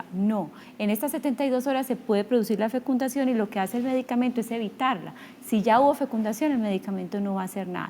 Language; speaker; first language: Spanish; native; Spanish